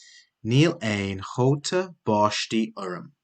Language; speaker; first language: Irish; non-native, local second language; English